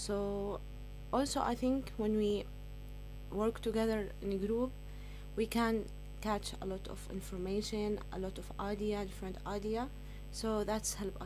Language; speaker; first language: English; non-native, learner; Arabic